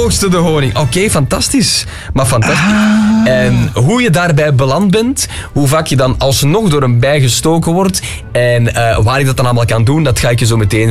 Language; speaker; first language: Dutch; native; Dutch